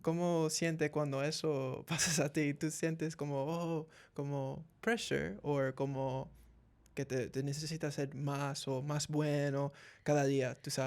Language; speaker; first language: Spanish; early bilingual, heritage; English